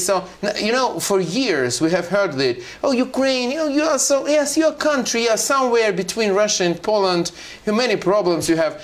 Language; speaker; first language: English; non-native, fluent; Russian